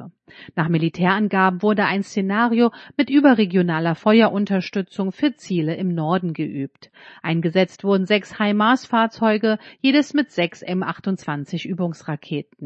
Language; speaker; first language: German; native; German